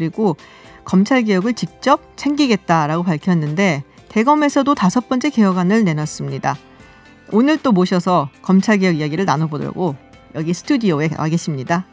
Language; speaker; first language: Korean; native; Korean